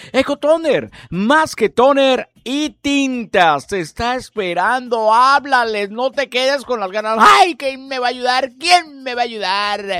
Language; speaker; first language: Spanish; native; Spanish